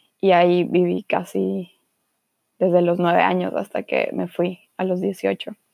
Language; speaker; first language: Spanish; native; Spanish